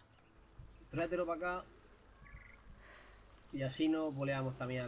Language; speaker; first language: Spanish; native; Spanish